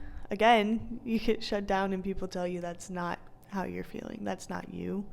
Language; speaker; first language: English; native; English